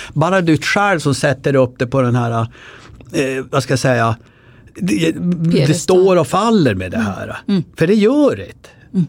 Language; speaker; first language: Swedish; native; Swedish